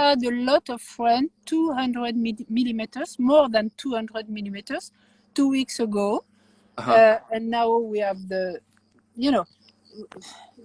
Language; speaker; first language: English; non-native, learner; French